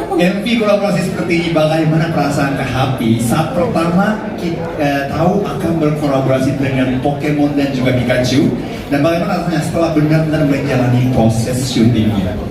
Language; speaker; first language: Indonesian; non-native, fluent; Japanese